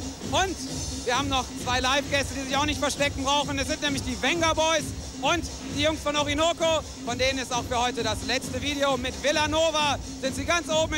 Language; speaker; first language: German; native; German